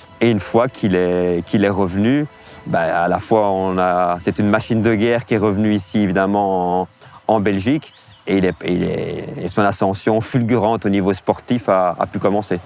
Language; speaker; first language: French; native; French